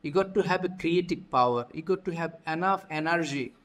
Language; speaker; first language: English; non-native, local second language; Bangla